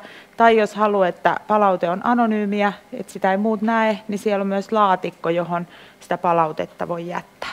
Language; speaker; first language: Finnish; native; Finnish